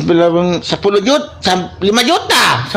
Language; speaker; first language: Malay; non-native, local second language; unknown